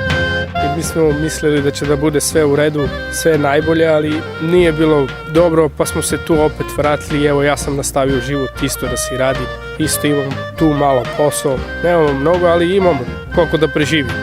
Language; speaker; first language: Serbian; non-native, local second language; Romany